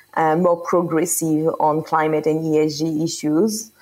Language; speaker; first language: English; non-native, fluent; French